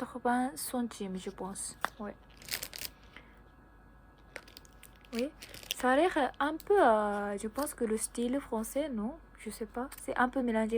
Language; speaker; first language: French; non-native, learner; Japanese